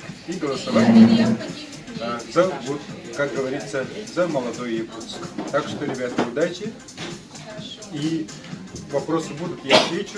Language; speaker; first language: Russian; non-native, local second language; Yakut